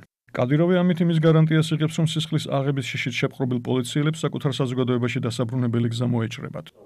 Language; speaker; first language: Georgian; native; Georgian